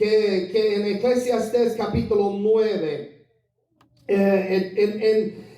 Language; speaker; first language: Spanish; non-native, fluent; English